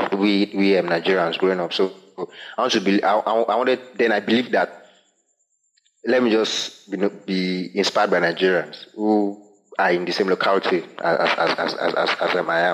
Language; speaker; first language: English; non-native, local second language; Yoruba